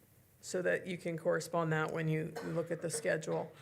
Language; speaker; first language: English; native; English